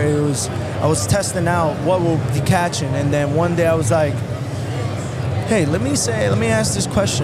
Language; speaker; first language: English; early bilingual, other home language; Spanish